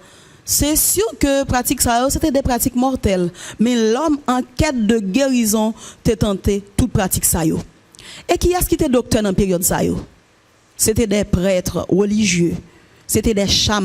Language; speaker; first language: French; non-native, local second language; Haitian Creole